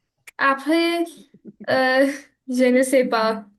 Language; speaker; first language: French; non-native, learner; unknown